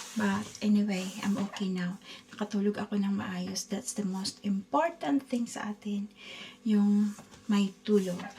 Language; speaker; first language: Filipino; native; Filipino